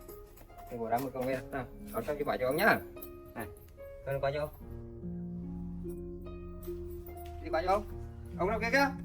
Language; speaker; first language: Vietnamese; native; Vietnamese